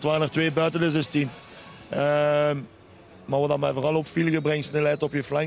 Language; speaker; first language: Dutch; native; Dutch